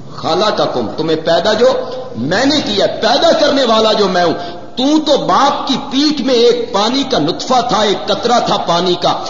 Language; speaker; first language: Urdu; non-native, local second language; Punjabi